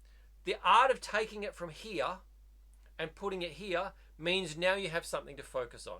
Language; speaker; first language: English; native; English